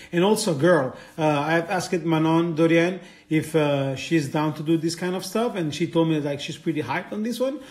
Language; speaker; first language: English; non-native, fluent; Italian